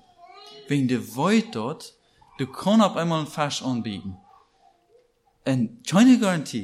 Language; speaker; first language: German; non-native, learner; Plautdietsch